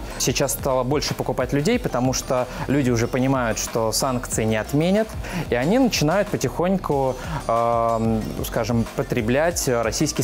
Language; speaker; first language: Russian; native; Russian